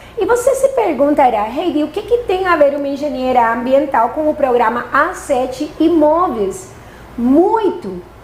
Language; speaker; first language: Portuguese; non-native, fluent; Spanish